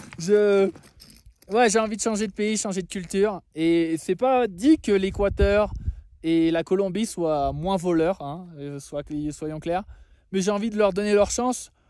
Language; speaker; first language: French; native; French